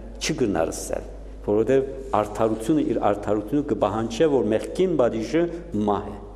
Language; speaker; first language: Armenian; early bilingual, heritage; Armenian